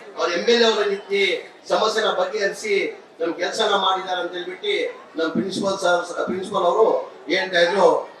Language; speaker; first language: Kannada; non-native, local second language; Urdu